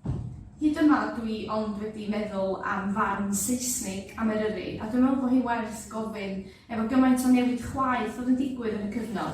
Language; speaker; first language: Welsh; native; Welsh